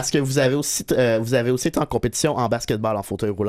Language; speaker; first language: French; native; French